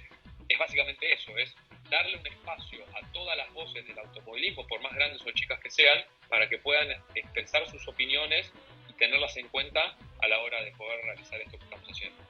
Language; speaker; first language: Spanish; native; Spanish